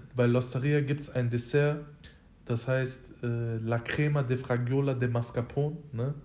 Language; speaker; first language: German; early bilingual, other home language; Turkish